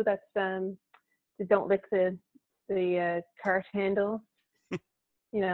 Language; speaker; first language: English; native; English